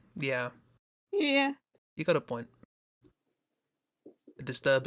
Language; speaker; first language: English; native; English